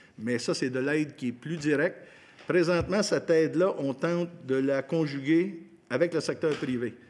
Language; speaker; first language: French; native; French